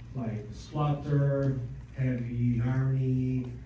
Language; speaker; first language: English; non-native, fluent; Italian